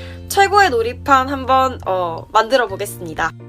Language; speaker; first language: Korean; native; Korean